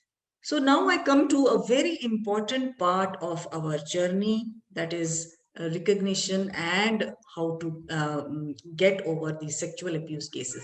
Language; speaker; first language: English; non-native, local second language; Malayalam